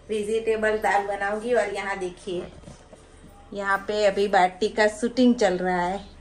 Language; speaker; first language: Hindi; non-native, local second language; Gujarati